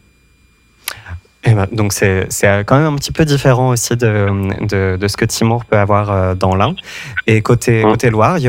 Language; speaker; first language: French; native; French